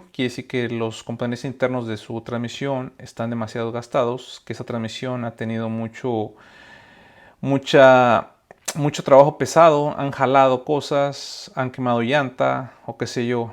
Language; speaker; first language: Spanish; native; Spanish